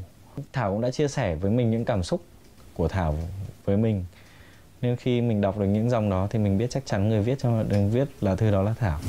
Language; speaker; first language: Vietnamese; native; Vietnamese